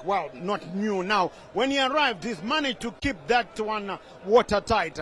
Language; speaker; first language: English; non-native, local second language; Shona